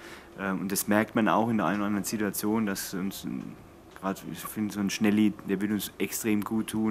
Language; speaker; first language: German; native; German